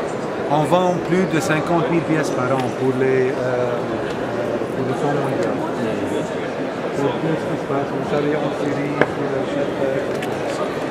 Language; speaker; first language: French; non-native, fluent; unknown